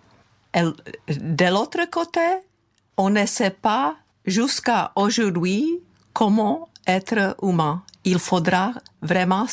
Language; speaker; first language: French; non-native, fluent; Czech